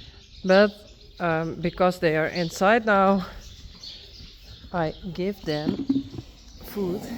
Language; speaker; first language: English; non-native, learner; Western Frisian